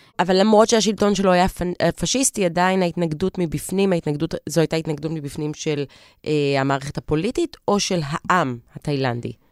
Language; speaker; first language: Hebrew; native; Hebrew